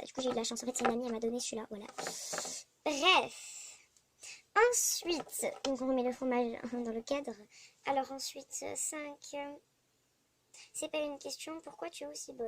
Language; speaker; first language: French; native; French